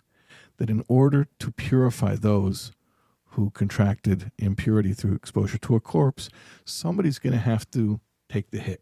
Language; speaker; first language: English; native; English